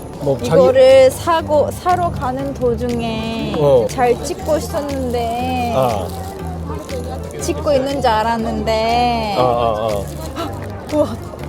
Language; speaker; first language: Korean; non-native, learner; Japanese